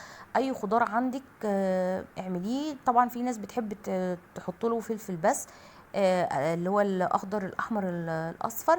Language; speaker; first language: Arabic; native; Arabic